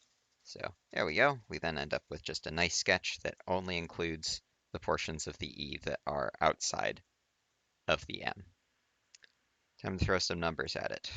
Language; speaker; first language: English; native; English